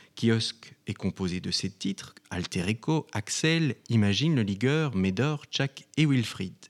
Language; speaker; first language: French; native; French